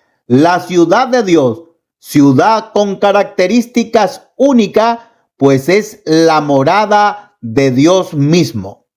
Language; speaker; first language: Spanish; native; Spanish